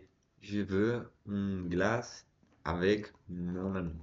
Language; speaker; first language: French; non-native, learner; Spanish